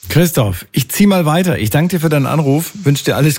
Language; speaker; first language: German; native; German